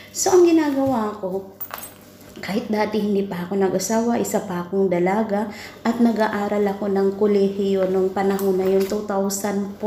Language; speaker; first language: Filipino; non-native, local second language; Cebuano